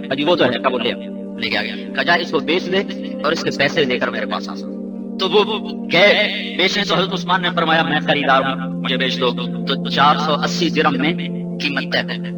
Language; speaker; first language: Urdu; non-native, local second language; Punjabi